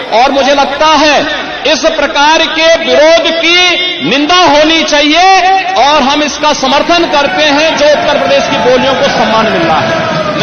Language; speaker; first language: Hindi; native; Hindi